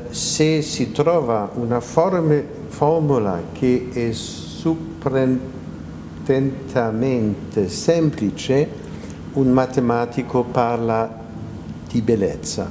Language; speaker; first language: Italian; non-native, fluent; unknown